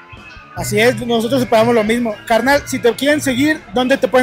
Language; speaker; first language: Spanish; native; Spanish